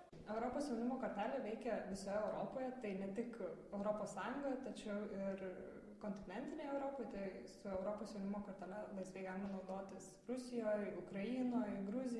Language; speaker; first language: Lithuanian; native; Lithuanian